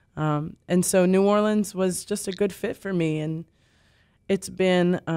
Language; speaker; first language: English; native; English